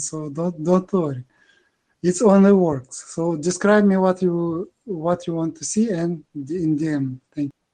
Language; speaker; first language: English; non-native, learner; Ukrainian